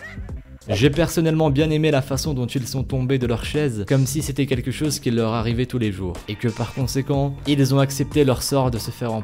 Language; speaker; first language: French; native; French